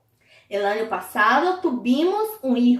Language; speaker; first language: Spanish; non-native, fluent; Portuguese